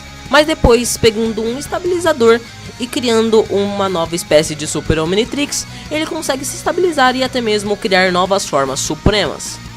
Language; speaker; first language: Portuguese; native; Portuguese